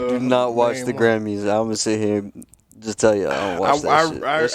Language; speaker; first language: English; native; English